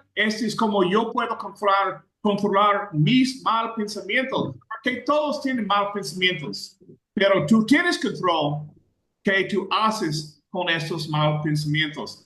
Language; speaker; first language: Spanish; non-native, fluent; English